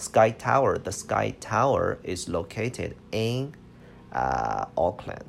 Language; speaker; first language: English; non-native, fluent; Chinese